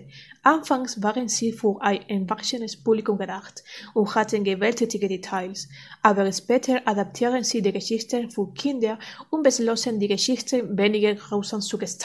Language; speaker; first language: German; non-native, learner; Spanish